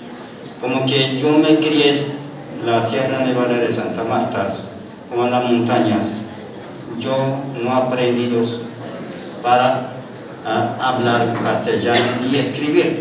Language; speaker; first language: Spanish; non-native, local second language; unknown